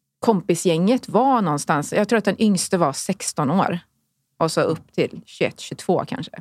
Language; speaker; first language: Swedish; early bilingual, other home language; Spanish